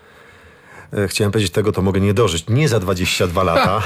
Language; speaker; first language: Polish; native; Polish